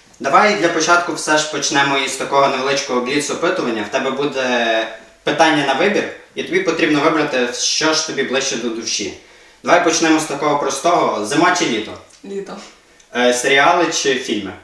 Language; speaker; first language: Ukrainian; native; Ukrainian